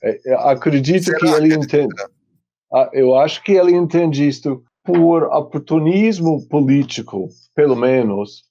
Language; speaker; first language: Portuguese; non-native, fluent; English